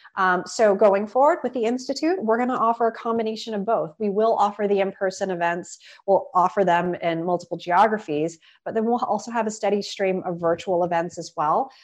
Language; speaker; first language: English; native; English